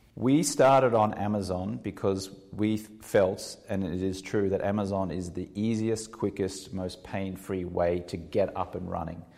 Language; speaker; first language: English; native; English